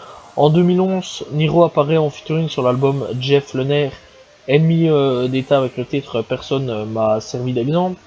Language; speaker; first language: French; native; French